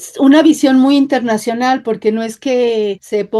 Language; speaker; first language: Spanish; native; Spanish